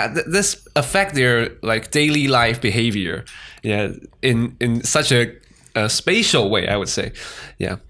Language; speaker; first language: English; non-native, fluent; Chinese